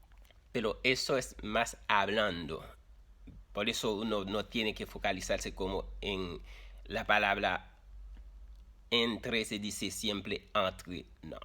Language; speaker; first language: Spanish; non-native, fluent; Haitian Creole